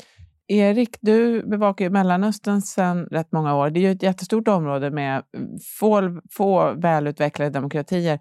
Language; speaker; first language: Swedish; native; Swedish